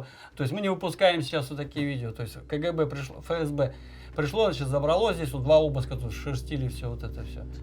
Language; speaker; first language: Russian; native; Russian